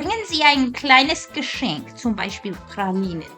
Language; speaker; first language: German; non-native, fluent; English